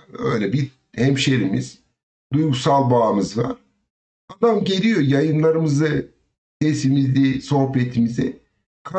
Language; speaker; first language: Turkish; native; Turkish